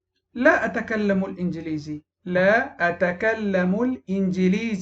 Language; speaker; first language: Arabic; non-native, fluent; Pashto